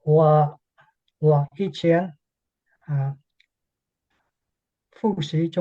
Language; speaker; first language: Chinese; non-native, learner; English